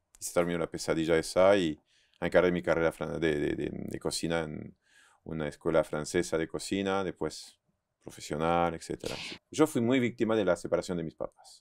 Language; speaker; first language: Spanish; non-native, fluent; French